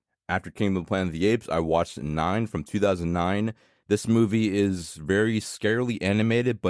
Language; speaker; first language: English; native; English